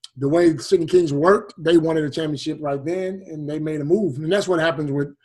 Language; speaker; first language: English; native; English